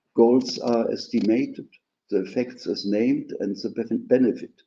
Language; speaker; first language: English; non-native, fluent; German